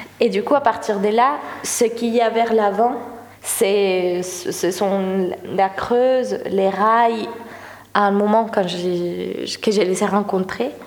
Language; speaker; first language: French; non-native, fluent; Spanish